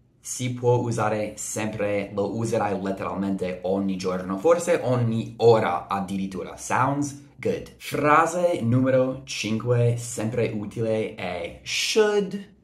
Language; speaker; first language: Italian; non-native, fluent; English